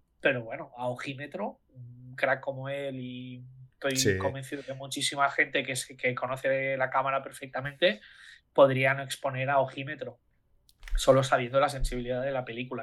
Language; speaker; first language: Spanish; native; Spanish